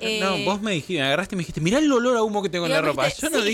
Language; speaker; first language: Spanish; native; Spanish